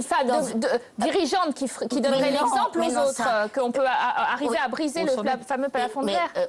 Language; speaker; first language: French; native; French